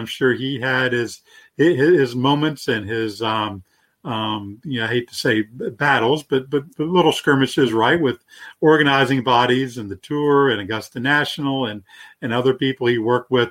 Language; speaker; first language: English; native; English